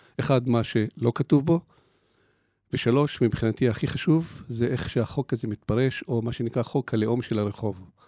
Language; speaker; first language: Hebrew; non-native, local second language; Arabic